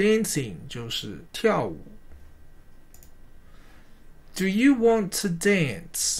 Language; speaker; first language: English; non-native, fluent; Chinese